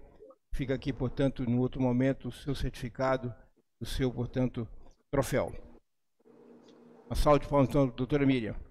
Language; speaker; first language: Portuguese; native; Portuguese